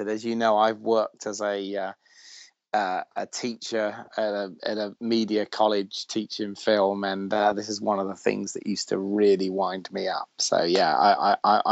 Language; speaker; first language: English; native; English